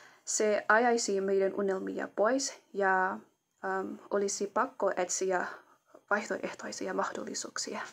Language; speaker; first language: Finnish; non-native, fluent; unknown